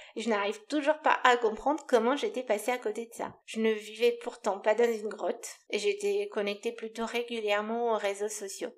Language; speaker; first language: French; non-native, fluent; Romanian